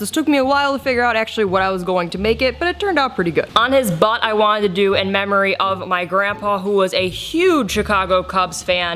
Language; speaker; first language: English; native; English